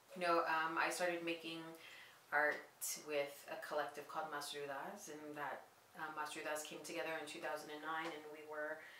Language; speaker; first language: English; native; English